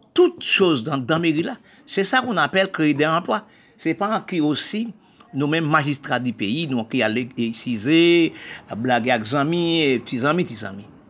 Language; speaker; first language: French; non-native, local second language; Haitian Creole